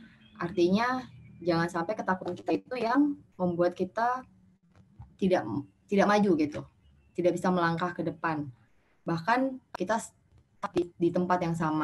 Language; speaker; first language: Indonesian; native; Indonesian